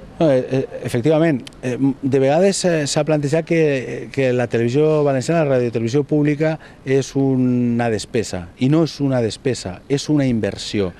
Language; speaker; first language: Catalan; native; Catalan